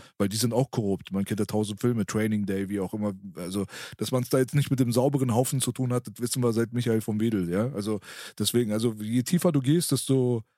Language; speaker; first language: German; early bilingual, other home language; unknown